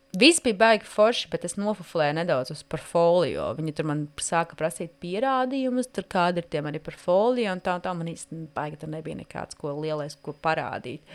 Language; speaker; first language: Latvian; native; Latvian